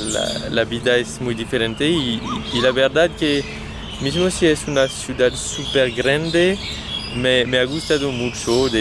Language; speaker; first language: Spanish; non-native, fluent; French